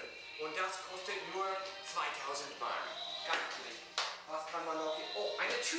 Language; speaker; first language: German; non-native, learner; English